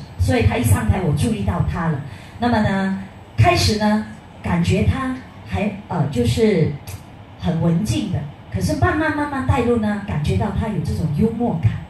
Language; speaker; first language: Chinese; native; Chinese